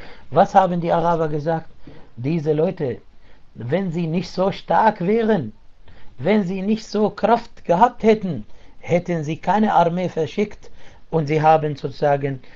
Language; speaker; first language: German; non-native, fluent; Arabic